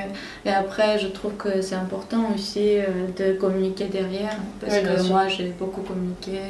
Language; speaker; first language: French; non-native, fluent; Armenian